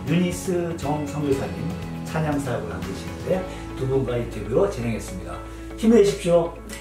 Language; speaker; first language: Korean; native; Korean